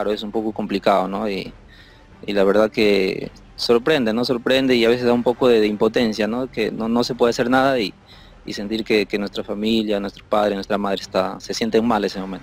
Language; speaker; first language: Spanish; native; Spanish